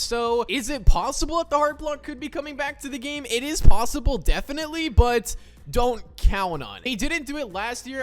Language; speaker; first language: English; native; English